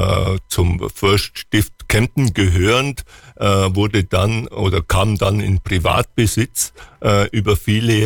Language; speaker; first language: German; native; German